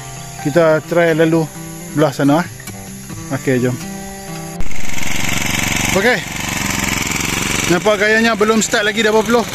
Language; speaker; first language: Malay; native; Malay